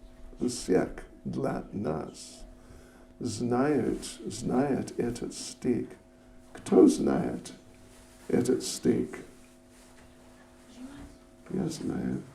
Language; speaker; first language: Russian; non-native, learner; English